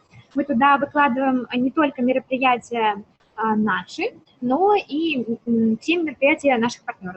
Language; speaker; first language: Russian; native; Russian